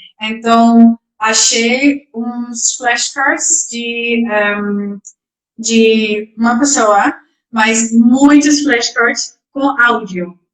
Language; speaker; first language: Portuguese; non-native, learner; Dutch